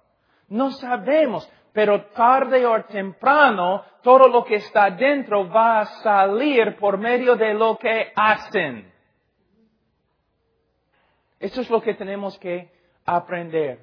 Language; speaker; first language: Spanish; non-native, fluent; English